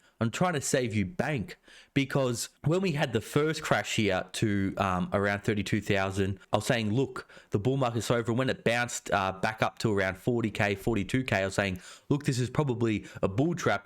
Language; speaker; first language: English; native; English